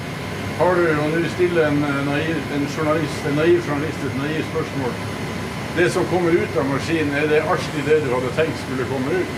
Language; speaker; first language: Norwegian; native; Norwegian